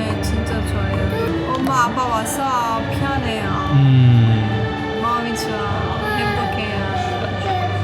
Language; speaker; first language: Korean; non-native, learner; Persian